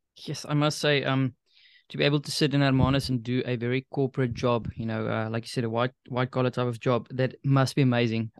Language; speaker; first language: English; non-native, local second language; Afrikaans